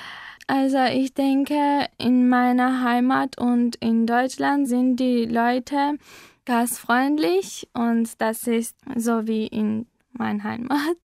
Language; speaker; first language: German; non-native, learner; Armenian